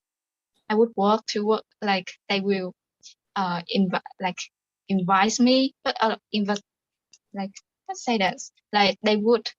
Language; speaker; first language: English; non-native, fluent; Vietnamese